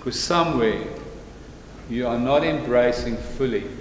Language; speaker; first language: English; non-native, local second language; Afrikaans